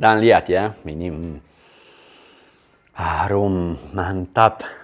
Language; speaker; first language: Indonesian; non-native, learner; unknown